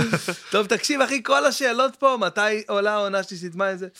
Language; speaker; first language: Hebrew; native; Hebrew